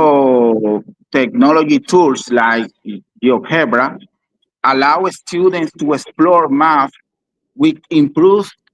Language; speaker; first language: English; non-native, learner; Spanish